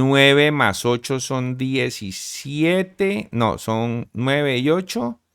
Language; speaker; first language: Spanish; native; Spanish